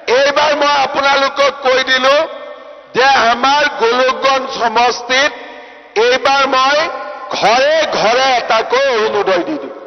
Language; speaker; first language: Assamese; native; Assamese